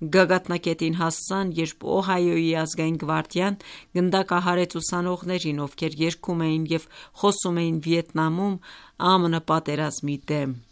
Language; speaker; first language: Armenian; native; Armenian